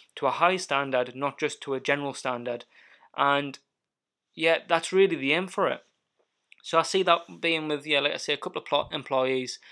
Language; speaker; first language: English; native; English